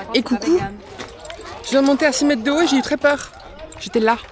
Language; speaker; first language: French; native; French